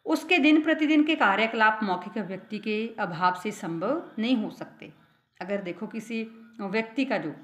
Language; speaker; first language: Hindi; non-native, local second language; Punjabi